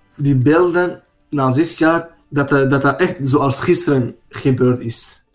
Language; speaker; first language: Dutch; non-native, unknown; Arabic